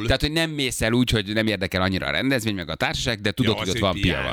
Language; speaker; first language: Hungarian; native; Hungarian